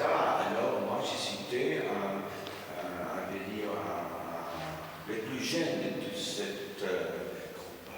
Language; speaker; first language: French; non-native, fluent; Spanish